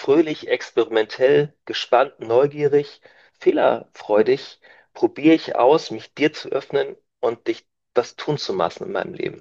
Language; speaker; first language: German; native; German